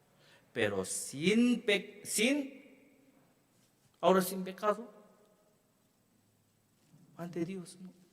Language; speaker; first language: Spanish; non-native, learner; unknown